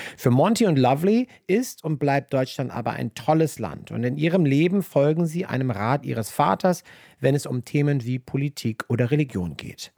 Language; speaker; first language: German; native; German